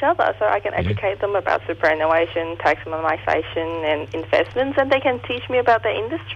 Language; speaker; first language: English; non-native, local second language; Cantonese